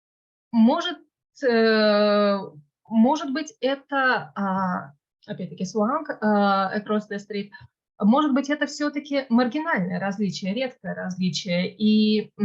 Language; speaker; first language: Russian; native; Russian